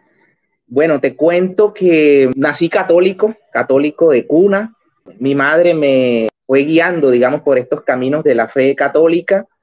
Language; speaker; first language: Spanish; native; Spanish